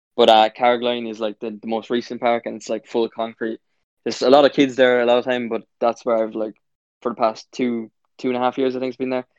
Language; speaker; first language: English; native; English